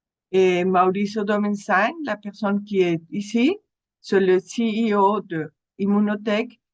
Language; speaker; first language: French; non-native, fluent; Spanish